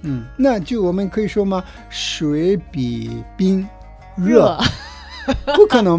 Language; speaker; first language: Chinese; non-native, fluent; Japanese